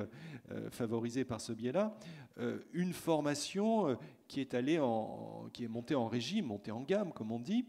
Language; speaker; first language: French; native; French